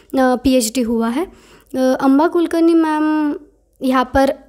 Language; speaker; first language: Hindi; non-native, local second language; Marathi